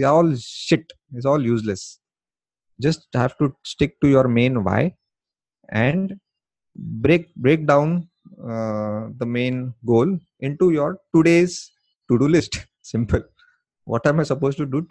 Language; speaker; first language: English; non-native, local second language; Marathi